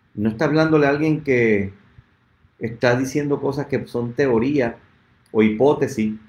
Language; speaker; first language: Spanish; native; Spanish